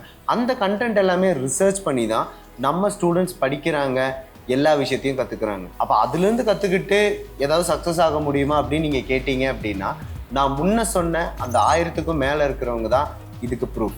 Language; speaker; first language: Tamil; native; Tamil